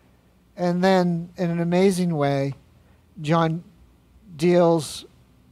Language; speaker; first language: English; native; English